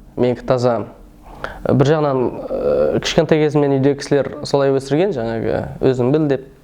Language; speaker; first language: Kazakh; early bilingual, heritage; Kazakh